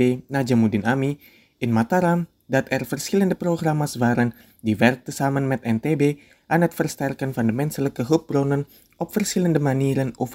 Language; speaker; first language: Dutch; non-native, fluent; Indonesian